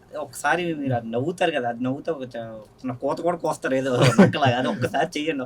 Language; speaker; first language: Telugu; native; Telugu